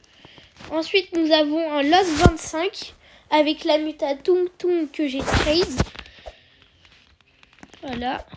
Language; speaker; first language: French; native; French